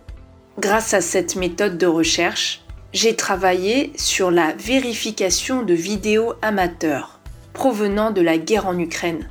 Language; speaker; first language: French; early bilingual, other home language; Vietnamese